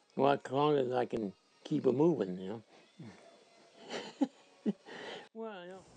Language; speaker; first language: English; native; English